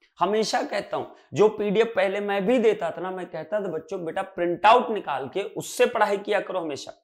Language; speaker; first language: Hindi; native; Hindi